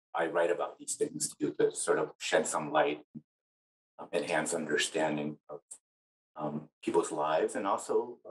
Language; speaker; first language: English; native; English